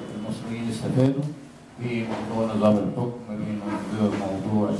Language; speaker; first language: Egyptian Arabic; non-native, local second language; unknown